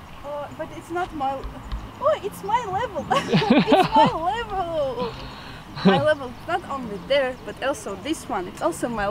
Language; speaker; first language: English; non-native, learner; Russian